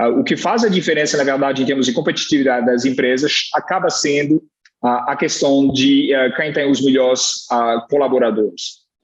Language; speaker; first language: Portuguese; non-native, fluent; French